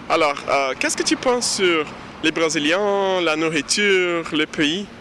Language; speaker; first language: French; non-native, fluent; Portuguese